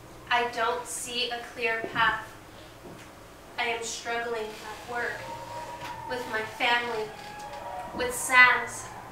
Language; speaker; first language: English; early bilingual, other home language; Spanish